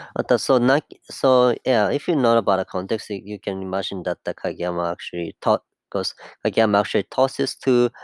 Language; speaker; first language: English; non-native, fluent; Japanese